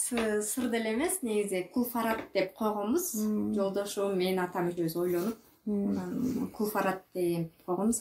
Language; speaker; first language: Kyrgyz; native; Kyrgyz